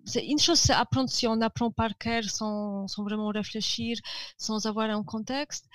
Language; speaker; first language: French; non-native, fluent; Polish